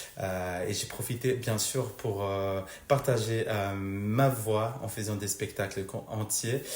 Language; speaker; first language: French; non-native, fluent; Spanish